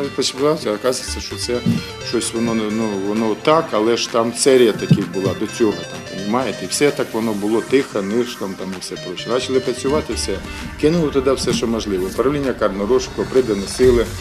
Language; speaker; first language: Ukrainian; native; Ukrainian